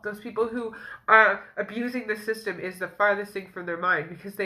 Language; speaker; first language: English; native; English